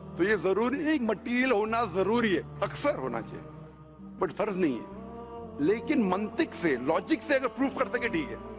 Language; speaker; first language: Hindi; non-native, local second language; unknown